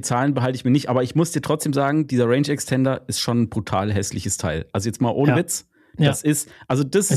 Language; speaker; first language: German; native; German